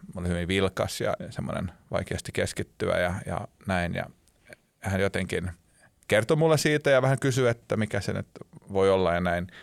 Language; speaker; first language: Finnish; non-native, local second language; Swedish